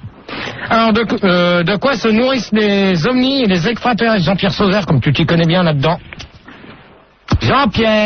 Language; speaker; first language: French; native; French